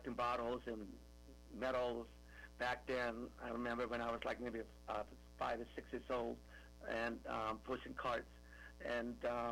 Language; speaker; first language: English; non-native, local second language; Filipino